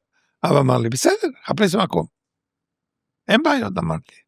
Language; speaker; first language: Hebrew; non-native, fluent; Spanish